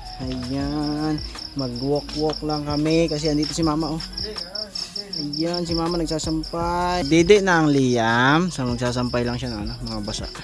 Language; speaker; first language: Filipino; non-native, local second language; Cebuano